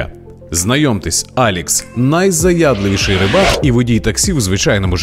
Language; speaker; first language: Ukrainian; native; Ukrainian